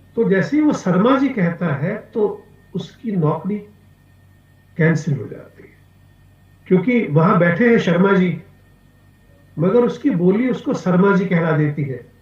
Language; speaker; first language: Hindi; non-native, local second language; Punjabi